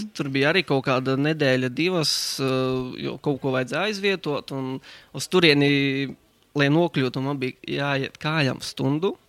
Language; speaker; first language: Latvian; native; Latvian